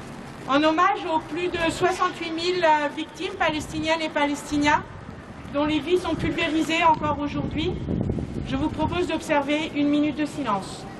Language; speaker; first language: French; native; French